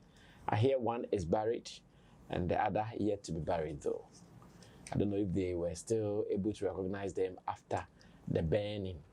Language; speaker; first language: English; non-native, local second language; Akan